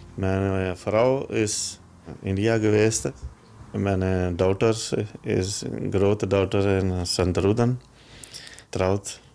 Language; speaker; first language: Dutch; non-native, learner; Punjabi